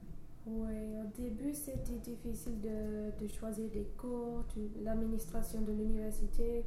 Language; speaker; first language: French; non-native, fluent; English